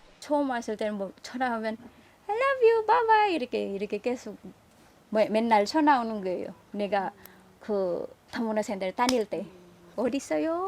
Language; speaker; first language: Korean; non-native, learner; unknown